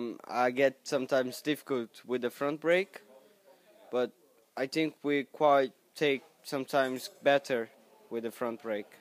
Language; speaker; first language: English; non-native, learner; Portuguese